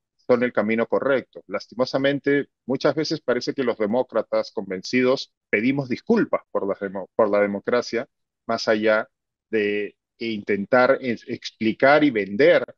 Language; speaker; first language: Spanish; native; Spanish